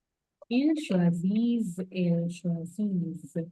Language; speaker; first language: French; non-native, fluent; English